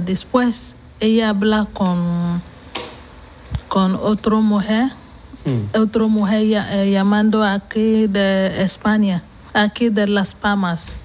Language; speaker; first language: Spanish; non-native, learner; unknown